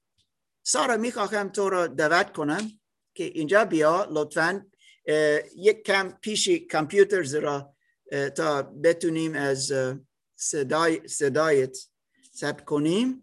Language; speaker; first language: Persian; non-native, learner; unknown